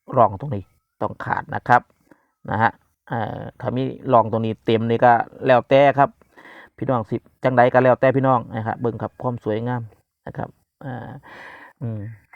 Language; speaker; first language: Thai; native; Thai